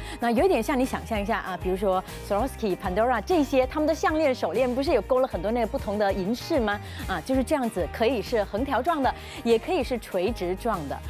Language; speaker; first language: Chinese; native; Chinese